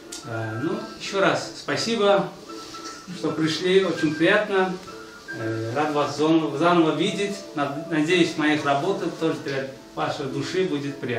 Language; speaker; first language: Russian; non-native, fluent; Azerbaijani